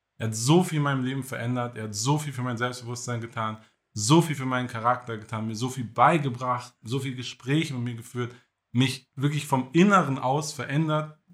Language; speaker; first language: German; native; German